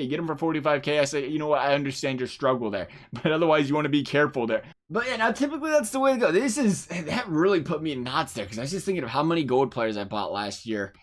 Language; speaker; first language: English; native; English